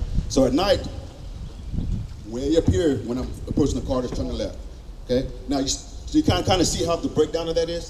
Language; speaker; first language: English; native; English